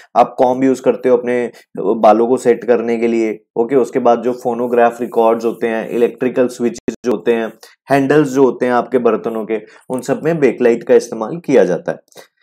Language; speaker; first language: Hindi; native; Hindi